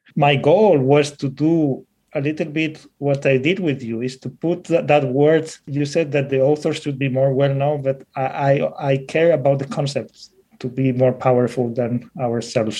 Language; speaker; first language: English; non-native, fluent; Spanish